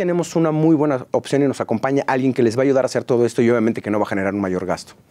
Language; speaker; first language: Spanish; native; Spanish